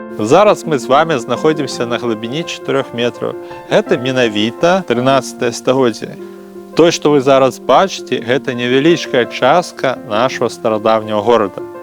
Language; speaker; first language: Belarusian; native; Belarusian